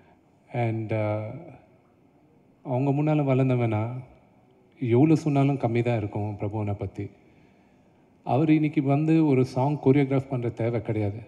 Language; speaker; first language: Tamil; non-native, local second language; Telugu